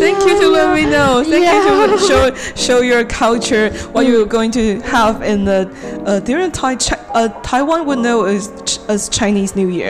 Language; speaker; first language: English; non-native, learner; Chinese